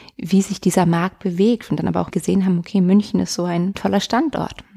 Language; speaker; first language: German; native; German